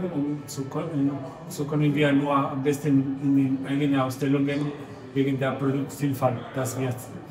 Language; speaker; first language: German; non-native, learner; Spanish